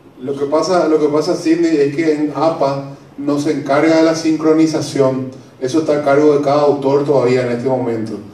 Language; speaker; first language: Spanish; native; Spanish